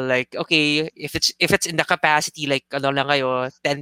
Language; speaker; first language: English; non-native, local second language; Filipino